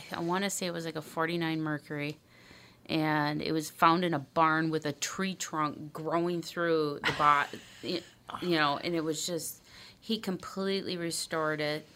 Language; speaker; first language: English; native; English